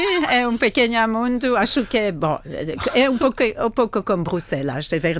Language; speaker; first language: Portuguese; non-native, fluent; French